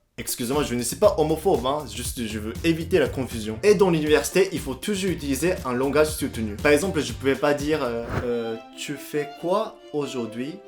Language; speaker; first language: French; non-native, fluent; Japanese